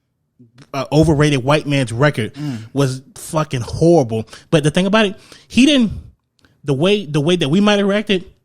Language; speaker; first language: English; native; English